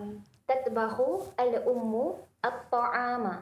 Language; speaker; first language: Arabic; non-native, learner; Malay